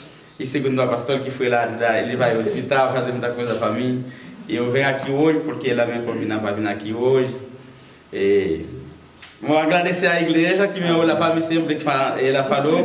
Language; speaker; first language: Portuguese; non-native, learner; Haitian Creole